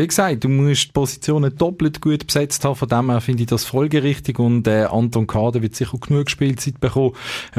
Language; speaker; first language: German; native; German